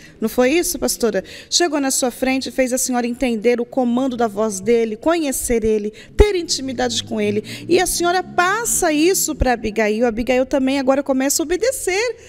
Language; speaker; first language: Portuguese; native; Portuguese